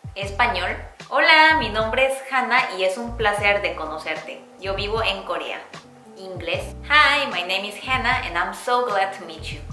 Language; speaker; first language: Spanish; non-native, fluent; Korean